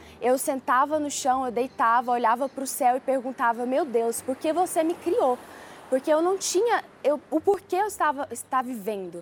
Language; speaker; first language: Portuguese; early bilingual, other home language; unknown